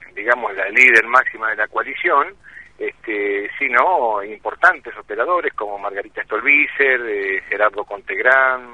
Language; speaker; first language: Spanish; native; Spanish